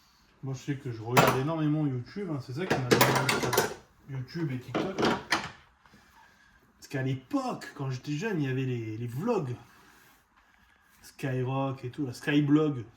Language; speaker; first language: French; native; French